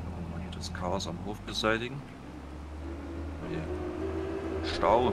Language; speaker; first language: German; native; German